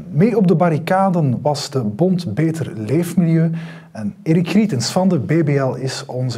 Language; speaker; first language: Dutch; native; Dutch